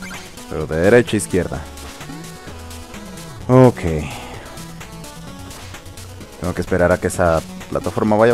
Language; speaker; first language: Spanish; native; Spanish